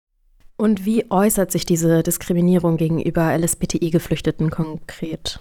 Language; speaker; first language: German; native; German